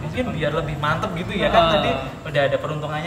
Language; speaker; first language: Indonesian; native; Indonesian